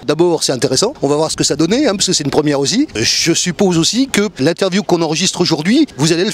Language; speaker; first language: French; native; French